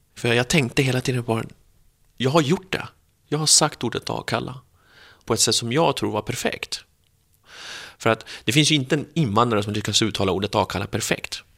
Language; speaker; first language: Swedish; early bilingual, other home language; Spanish